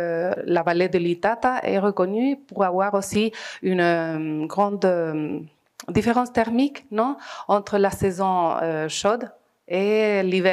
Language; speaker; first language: French; non-native, fluent; Spanish